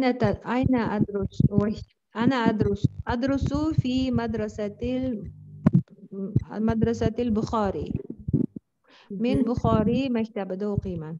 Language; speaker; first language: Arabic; non-native, learner; Uzbek